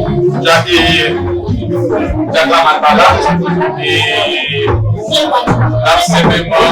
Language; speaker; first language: French; non-native, learner; Haitian Creole